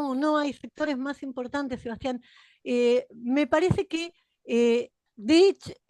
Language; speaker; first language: Spanish; native; Spanish